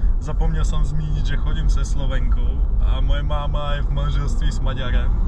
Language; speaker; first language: Czech; early bilingual, other home language; Bulgarian